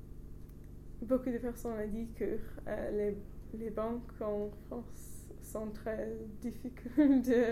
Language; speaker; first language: French; non-native, learner; English